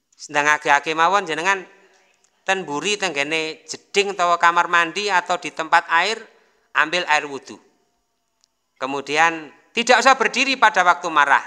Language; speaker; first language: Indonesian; non-native, local second language; Javanese